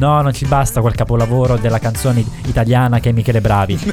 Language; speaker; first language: Italian; native; Italian